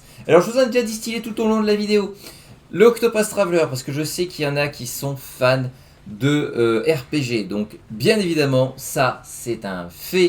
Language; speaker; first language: French; native; French